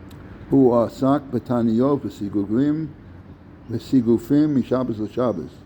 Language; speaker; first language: Hebrew; non-native, fluent; English